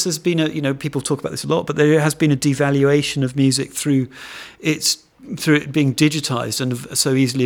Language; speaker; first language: English; native; English